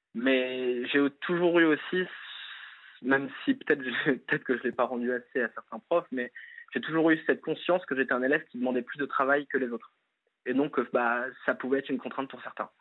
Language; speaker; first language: French; native; French